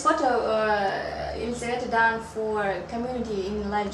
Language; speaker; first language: English; non-native, learner; Russian